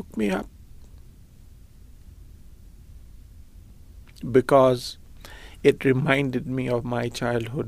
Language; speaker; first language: English; non-native, local second language; Punjabi